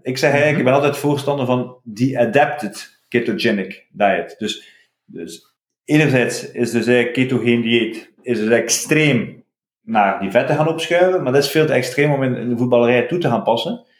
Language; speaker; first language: Dutch; native; Dutch